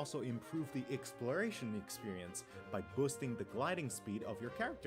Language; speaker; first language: English; native; English